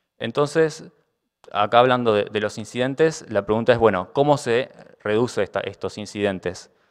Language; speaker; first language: Spanish; native; Spanish